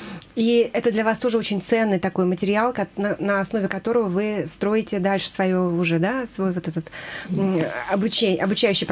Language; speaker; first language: Russian; native; Russian